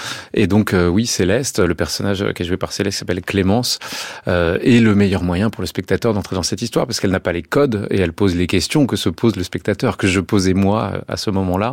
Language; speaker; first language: French; native; French